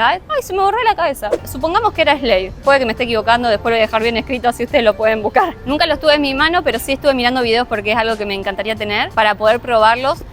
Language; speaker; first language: Spanish; native; Spanish